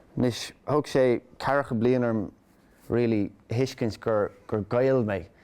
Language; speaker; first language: Irish; native; Irish